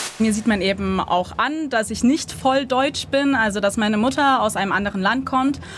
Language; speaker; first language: German; early bilingual, other home language; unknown